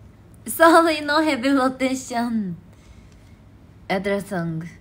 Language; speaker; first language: English; non-native, learner; Japanese